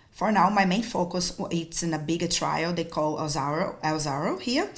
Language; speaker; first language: English; non-native, fluent; Portuguese